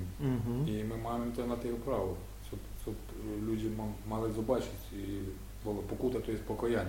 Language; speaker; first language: Polish; non-native, learner; Ukrainian